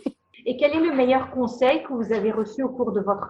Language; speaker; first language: French; non-native, fluent; Arabic